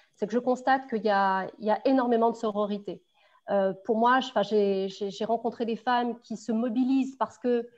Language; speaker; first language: French; native; French